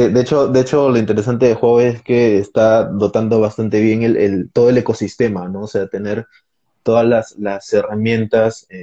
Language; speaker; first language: Spanish; native; Spanish